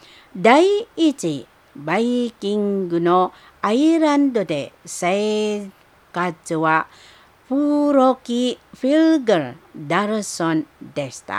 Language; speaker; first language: Japanese; non-native, fluent; Indonesian